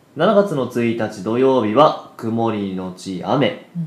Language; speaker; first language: Japanese; native; Japanese